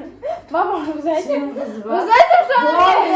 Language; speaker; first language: Russian; non-native, local second language; Kazakh